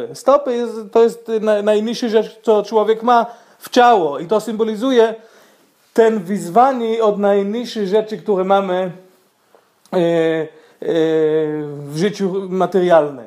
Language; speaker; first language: Polish; non-native, fluent; Hebrew